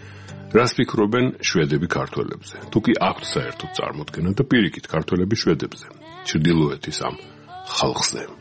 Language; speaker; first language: Georgian; native; Georgian